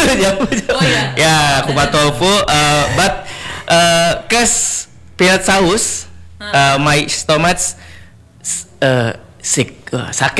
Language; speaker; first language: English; non-native, learner; Indonesian